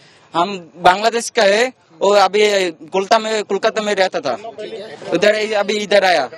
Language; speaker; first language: Hindi; non-native, learner; Bangla